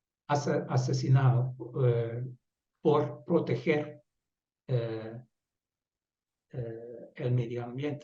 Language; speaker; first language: Spanish; non-native, fluent; Dutch